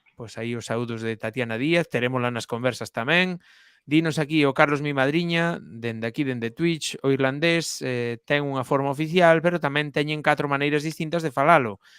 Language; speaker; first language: Galician; non-native, local second language; Spanish